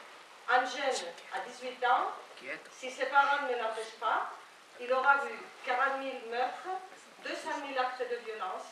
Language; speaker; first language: French; non-native, fluent; Spanish